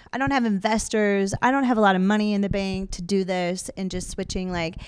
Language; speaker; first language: English; native; English